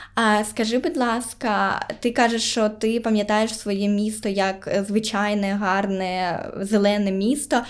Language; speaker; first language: Ukrainian; native; Ukrainian